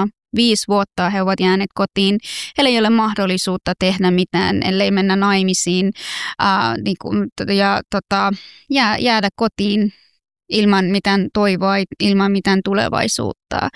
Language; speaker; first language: Finnish; non-native, fluent; Persian